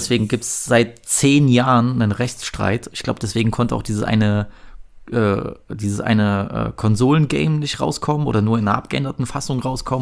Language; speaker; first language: German; native; German